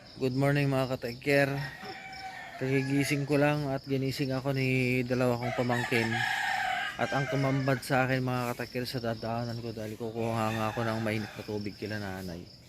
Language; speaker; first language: Filipino; non-native, local second language; Iloko